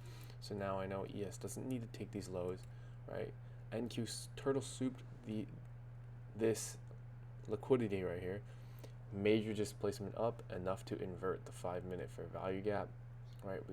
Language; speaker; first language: English; native; English